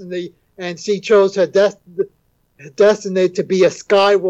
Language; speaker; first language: English; native; English